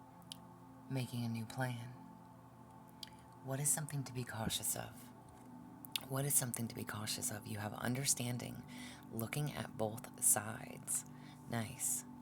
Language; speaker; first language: English; native; English